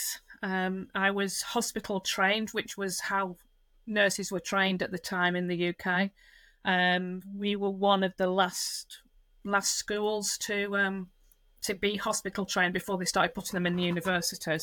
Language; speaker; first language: English; native; English